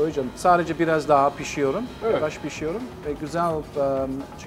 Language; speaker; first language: Turkish; non-native, learner; English